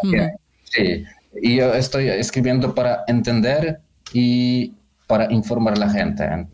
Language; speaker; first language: Spanish; non-native, learner; Polish